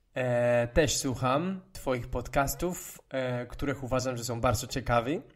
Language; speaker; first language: Polish; non-native, fluent; Spanish